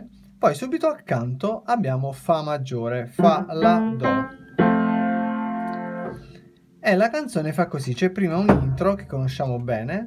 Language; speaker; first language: Italian; native; Italian